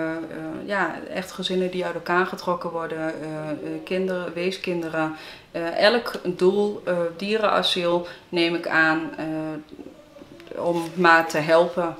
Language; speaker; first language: Dutch; native; Dutch